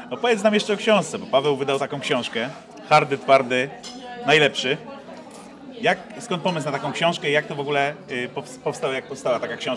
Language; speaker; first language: Polish; native; Polish